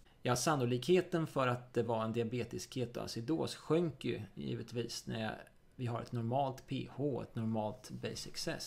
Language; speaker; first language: Swedish; native; Swedish